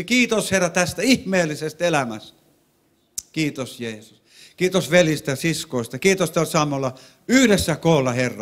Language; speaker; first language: Finnish; non-native, fluent; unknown